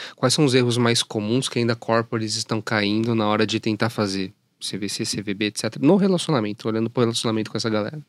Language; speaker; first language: Portuguese; native; Portuguese